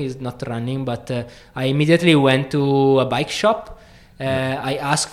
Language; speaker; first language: English; non-native, fluent; Italian